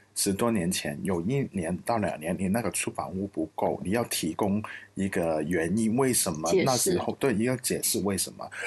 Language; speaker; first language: Chinese; non-native, local second language; Cantonese